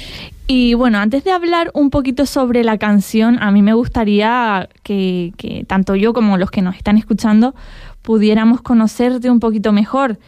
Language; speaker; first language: Spanish; native; Spanish